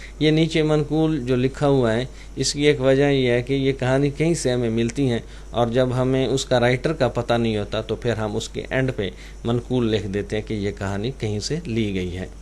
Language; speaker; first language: Urdu; non-native, local second language; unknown